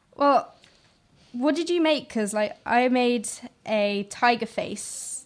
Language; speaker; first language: English; non-native, fluent; Russian